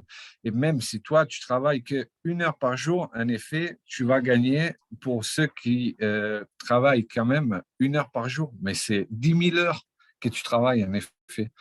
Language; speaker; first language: French; non-native, fluent; Portuguese